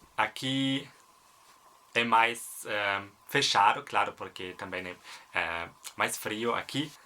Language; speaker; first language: Portuguese; non-native, fluent; German